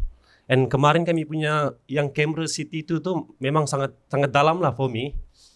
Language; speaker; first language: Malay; native; Malay